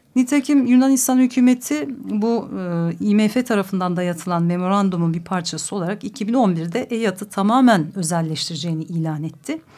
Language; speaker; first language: Turkish; native; Turkish